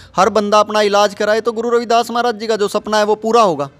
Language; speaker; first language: Hindi; native; Hindi